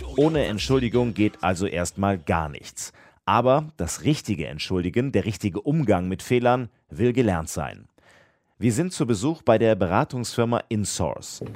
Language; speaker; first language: German; native; German